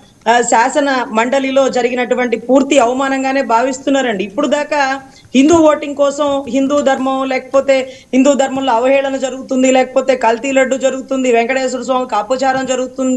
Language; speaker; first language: Telugu; native; Telugu